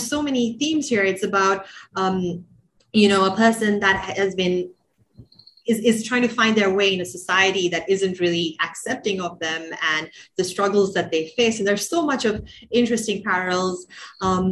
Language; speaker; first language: English; non-native, local second language; Sinhala